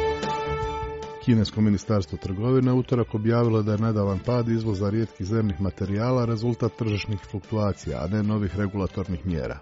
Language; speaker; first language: Croatian; non-native, fluent; Chinese